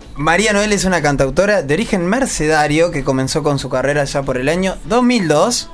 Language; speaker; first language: Spanish; native; Spanish